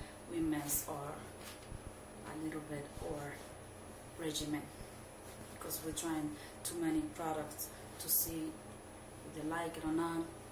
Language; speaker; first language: English; non-native, fluent; Spanish